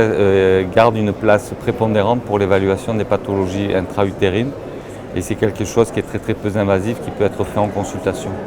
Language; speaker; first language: French; native; French